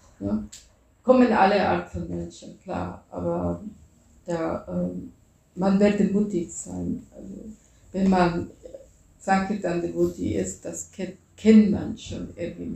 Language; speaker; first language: German; non-native, fluent; Spanish